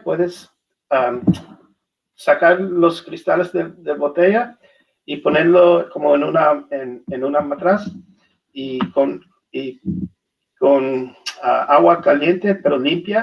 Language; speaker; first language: Spanish; non-native, learner; English